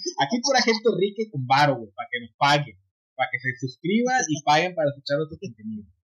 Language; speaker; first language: Spanish; early bilingual, heritage; Spanish